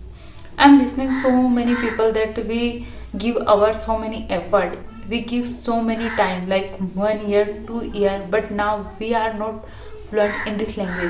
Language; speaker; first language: English; non-native, learner; Hindi